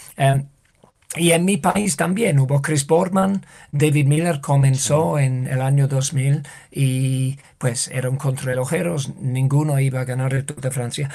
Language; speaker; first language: Spanish; non-native, fluent; English